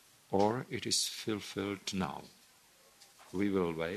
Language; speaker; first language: English; non-native, fluent; Slovak